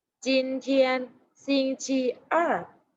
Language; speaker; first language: Chinese; non-native, fluent; Thai